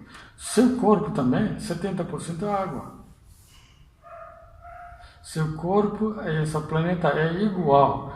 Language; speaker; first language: Portuguese; non-native, fluent; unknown